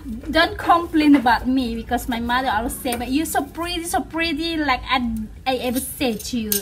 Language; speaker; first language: English; non-native, learner; Indonesian